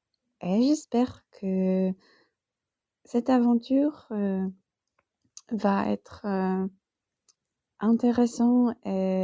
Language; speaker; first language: French; non-native, fluent; Polish